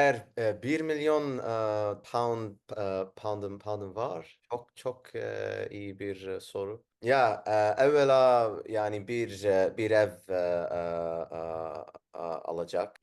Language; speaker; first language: Turkish; non-native, learner; Arabic